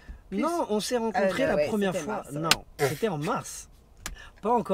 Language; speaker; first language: French; native; French